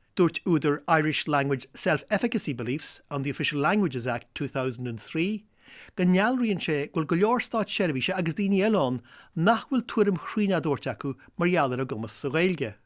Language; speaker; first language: Irish; native; Irish